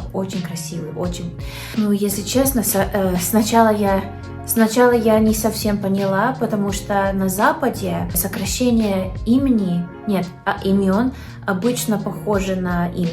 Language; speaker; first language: Russian; non-native, learner; English